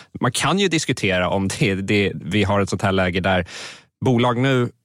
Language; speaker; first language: Swedish; native; Swedish